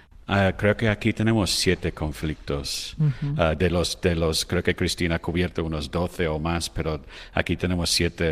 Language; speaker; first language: Spanish; non-native, fluent; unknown